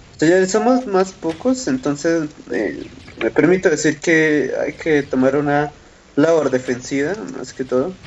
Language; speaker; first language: Spanish; native; Spanish